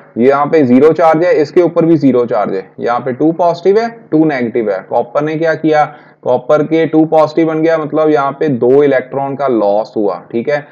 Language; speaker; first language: Hindi; non-native, local second language; Punjabi